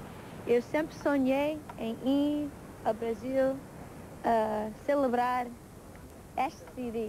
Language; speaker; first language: Portuguese; early bilingual, heritage; English